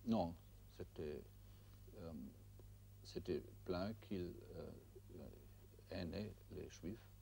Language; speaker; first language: French; non-native, fluent; German